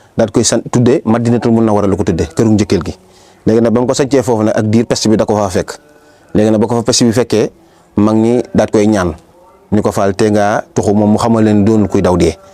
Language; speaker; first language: Wolof; native; Wolof